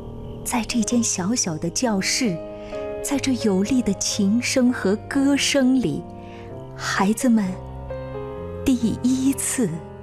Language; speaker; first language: Chinese; native; Chinese